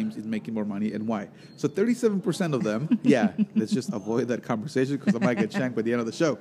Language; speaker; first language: English; non-native, fluent; Spanish